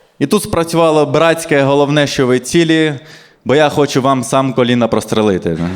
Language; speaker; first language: Ukrainian; non-native, local second language; Russian